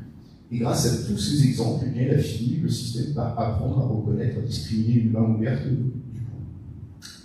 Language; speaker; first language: French; native; French